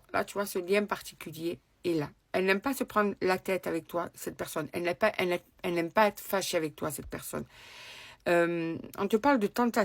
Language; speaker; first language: French; native; French